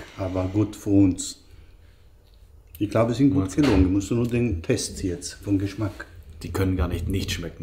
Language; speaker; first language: German; native; German